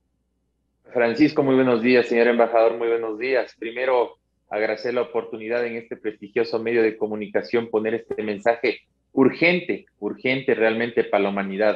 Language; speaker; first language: Spanish; native; Spanish